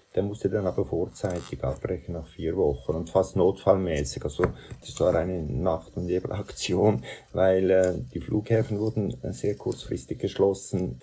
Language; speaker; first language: German; native; German